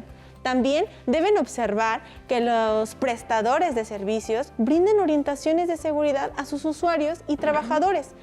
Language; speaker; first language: Spanish; native; Spanish